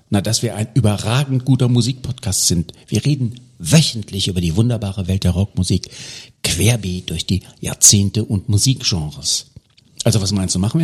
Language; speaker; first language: German; native; German